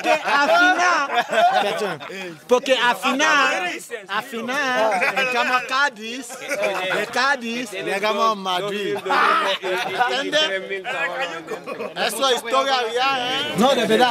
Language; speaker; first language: Spanish; non-native, learner; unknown